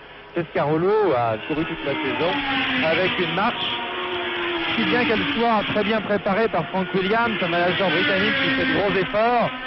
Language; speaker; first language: French; native; French